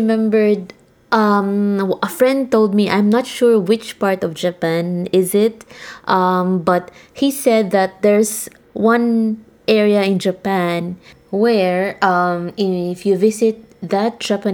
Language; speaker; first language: English; non-native, local second language; Cebuano